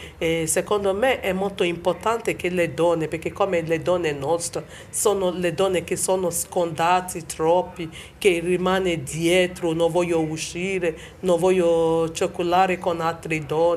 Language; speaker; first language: Italian; non-native, learner; Bini